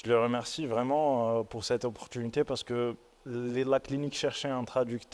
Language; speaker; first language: French; non-native, local second language; Arabic